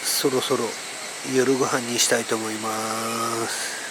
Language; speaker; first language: Japanese; native; Japanese